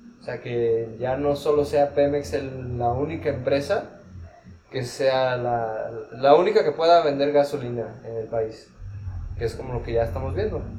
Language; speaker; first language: Spanish; native; Spanish